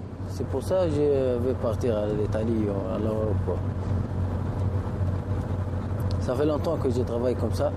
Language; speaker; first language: French; non-native, local second language; Arabic